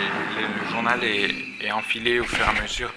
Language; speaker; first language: French; native; French